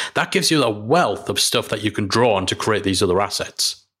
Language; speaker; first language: English; native; English